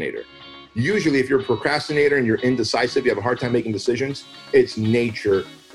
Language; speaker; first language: English; early bilingual, other home language; Armenian